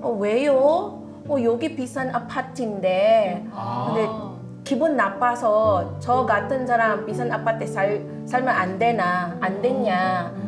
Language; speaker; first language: Korean; non-native, fluent; Filipino